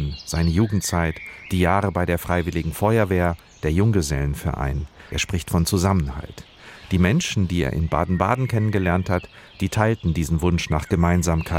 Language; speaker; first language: German; native; German